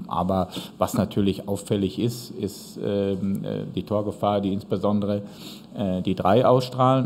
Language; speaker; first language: German; native; German